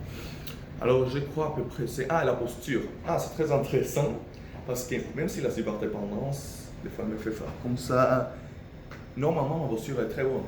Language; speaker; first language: French; non-native, fluent; Spanish